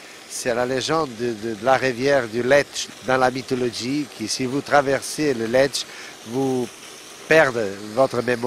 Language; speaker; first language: French; non-native, fluent; Portuguese